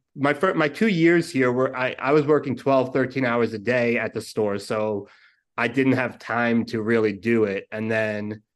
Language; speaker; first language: English; native; English